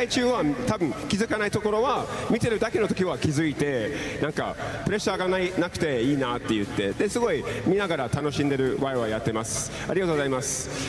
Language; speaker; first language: Japanese; native; Japanese